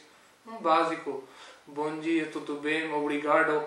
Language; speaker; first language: Portuguese; non-native, learner; Urdu